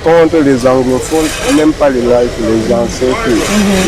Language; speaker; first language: French; non-native, local second language; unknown